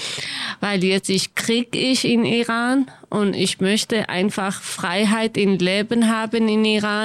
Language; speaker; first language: German; non-native, learner; Kurdish